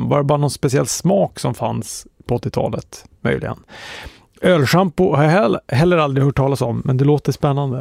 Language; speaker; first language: Swedish; native; Swedish